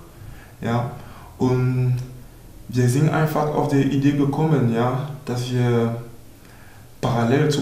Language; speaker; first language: German; non-native, fluent; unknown